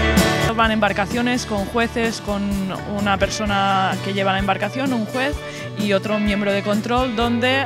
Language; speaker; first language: Spanish; native; Spanish